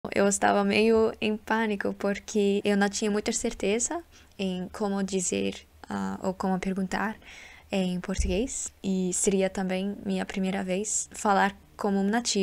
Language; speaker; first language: Portuguese; non-native, learner; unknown